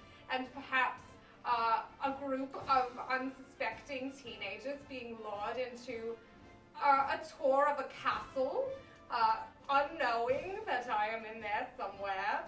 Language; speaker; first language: English; native; English